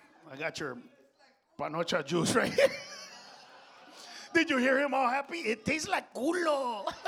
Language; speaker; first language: English; early bilingual, other home language; Spanish